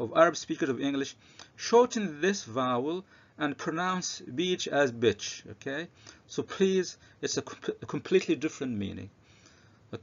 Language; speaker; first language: English; non-native, fluent; Arabic